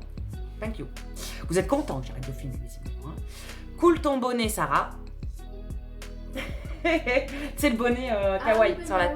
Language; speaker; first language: French; native; French